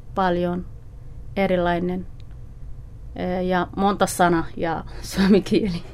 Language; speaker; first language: Finnish; non-native, learner; Somali